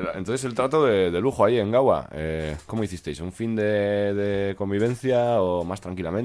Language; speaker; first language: Spanish; native; Spanish